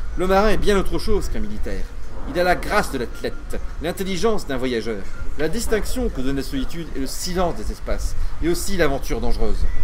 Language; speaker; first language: French; native; French